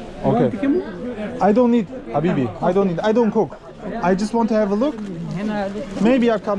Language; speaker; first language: English; non-native, fluent; Turkish